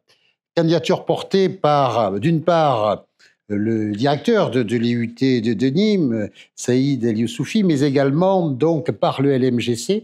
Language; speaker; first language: French; native; French